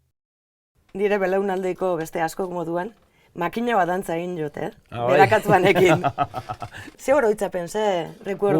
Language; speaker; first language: Basque; native; Basque